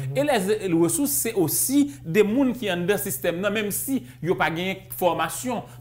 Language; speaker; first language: French; native; French